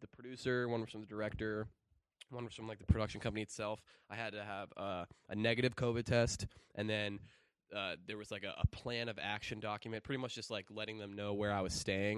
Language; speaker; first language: English; native; English